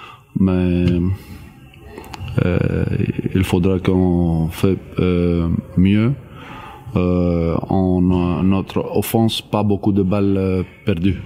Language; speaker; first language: French; non-native, learner; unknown